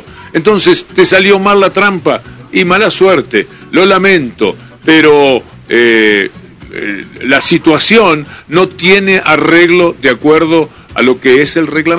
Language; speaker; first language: Spanish; native; Spanish